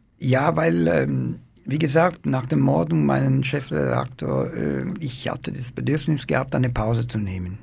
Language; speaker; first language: German; non-native, fluent; Italian